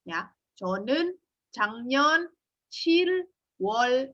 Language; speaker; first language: Korean; non-native, fluent; Indonesian